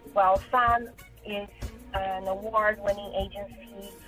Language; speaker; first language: English; non-native, fluent; Portuguese